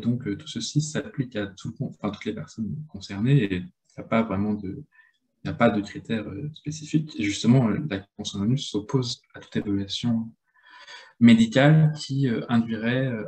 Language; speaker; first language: French; native; French